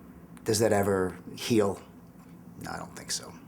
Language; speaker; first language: English; native; English